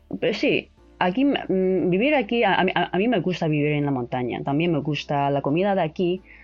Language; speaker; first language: Spanish; non-native, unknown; Chinese